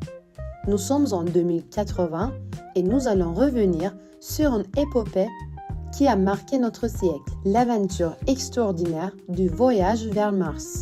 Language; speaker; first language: French; non-native, learner; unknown